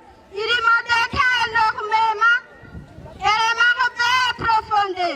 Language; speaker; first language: French; non-native, learner; Rundi